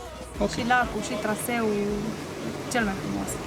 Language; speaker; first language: Romanian; native; Romanian